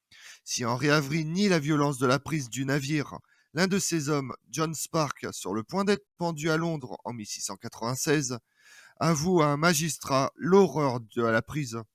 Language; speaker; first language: French; native; French